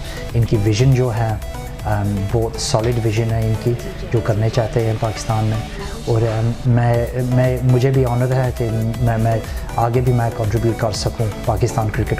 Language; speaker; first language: Hindi; early bilingual, heritage; Hindi